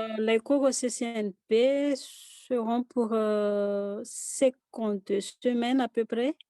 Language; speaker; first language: French; non-native, local second language; Malagasy